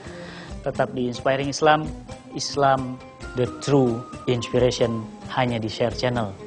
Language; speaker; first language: Indonesian; native; Indonesian